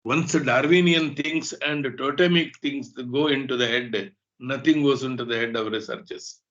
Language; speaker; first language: English; non-native, local second language; Kannada